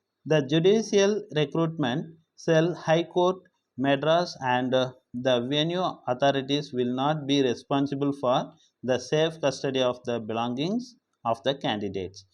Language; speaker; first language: English; non-native, local second language; Tamil